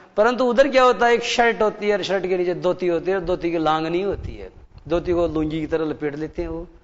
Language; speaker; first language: Hindi; native; Hindi